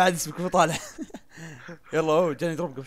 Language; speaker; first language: Arabic; native; Arabic